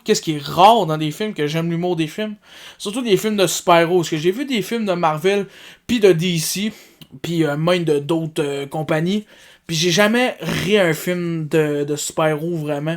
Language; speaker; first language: French; native; French